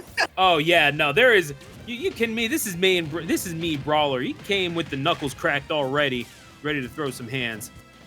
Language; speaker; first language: English; native; English